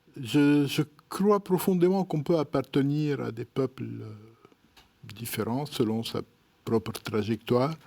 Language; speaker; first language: French; non-native, local second language; Arabic